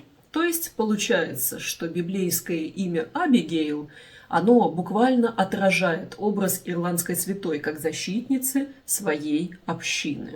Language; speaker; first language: Russian; native; Russian